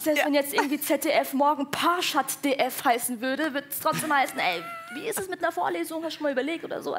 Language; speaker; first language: German; early bilingual, other home language; Persian